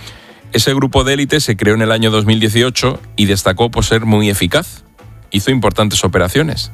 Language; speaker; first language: Spanish; native; Spanish